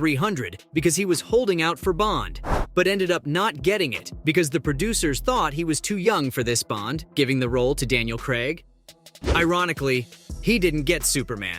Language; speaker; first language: English; native; English